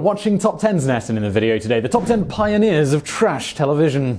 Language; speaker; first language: English; native; English